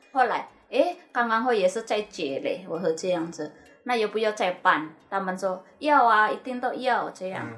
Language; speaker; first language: Chinese; non-native, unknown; Indonesian